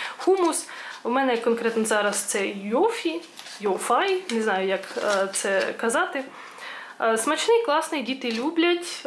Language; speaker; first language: Ukrainian; non-native, local second language; Russian